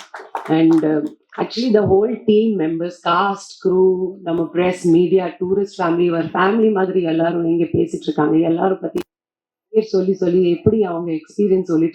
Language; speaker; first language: Tamil; non-native, fluent; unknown